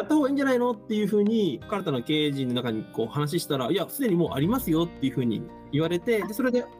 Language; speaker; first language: Japanese; native; Japanese